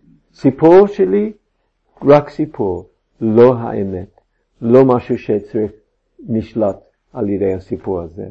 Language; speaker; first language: Hebrew; non-native, fluent; English